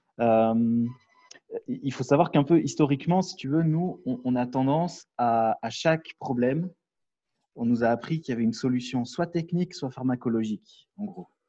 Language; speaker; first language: French; native; French